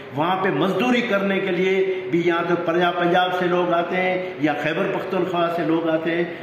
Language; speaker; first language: Urdu; non-native, local second language; Sindhi